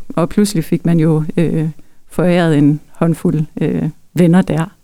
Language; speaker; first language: Danish; native; Danish